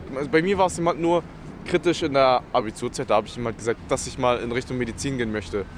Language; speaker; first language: German; early bilingual, other home language; Vietnamese